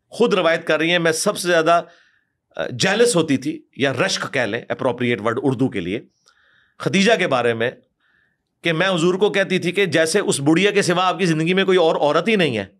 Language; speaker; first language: Urdu; non-native, local second language; Punjabi